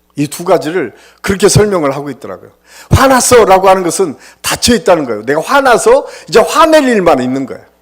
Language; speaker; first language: Korean; native; Korean